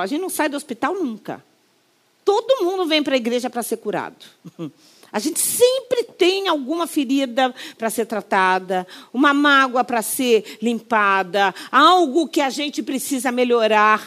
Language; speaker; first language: Portuguese; native; Portuguese